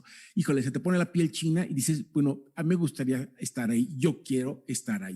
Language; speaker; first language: Spanish; native; Spanish